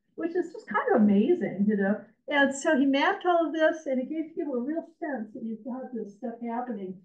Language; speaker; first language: English; native; English